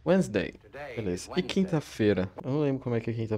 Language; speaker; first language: Portuguese; native; Portuguese